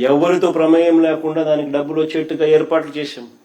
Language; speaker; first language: Telugu; native; Telugu